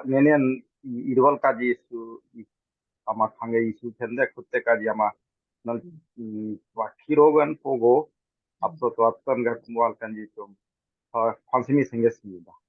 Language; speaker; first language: Korean; non-native, fluent; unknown